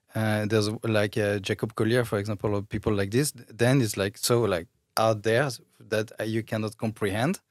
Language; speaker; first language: English; non-native, fluent; French